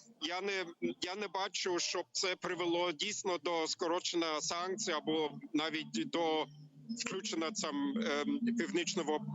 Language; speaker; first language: Ukrainian; non-native, learner; German